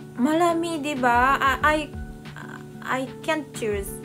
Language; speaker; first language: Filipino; non-native, learner; Japanese